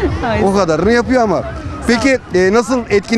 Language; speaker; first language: Turkish; native; Turkish